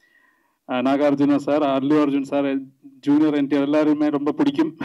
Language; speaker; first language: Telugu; non-native, learner; Malayalam